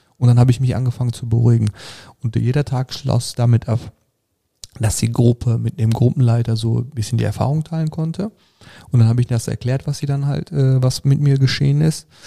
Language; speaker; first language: German; early bilingual, other home language; Turkish